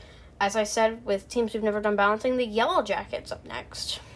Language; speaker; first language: English; native; English